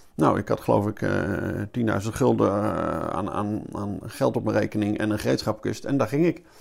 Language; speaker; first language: Dutch; native; Dutch